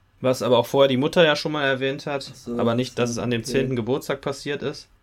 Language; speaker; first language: German; native; German